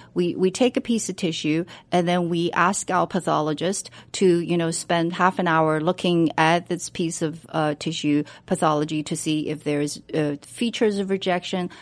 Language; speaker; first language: English; non-native, fluent; Chinese